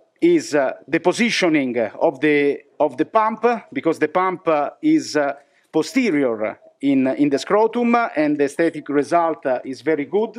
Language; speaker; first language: English; non-native, fluent; Italian